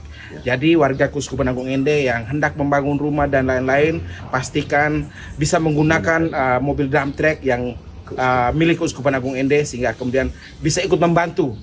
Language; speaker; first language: Indonesian; native; Indonesian